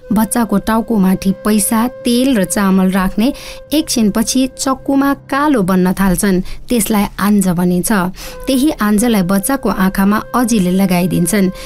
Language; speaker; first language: Nepali; non-native, local second language; Newari